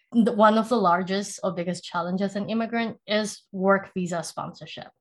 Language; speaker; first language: English; early bilingual, other home language; Chinese